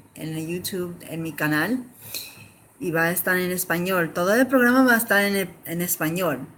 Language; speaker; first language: Spanish; early bilingual, other home language; English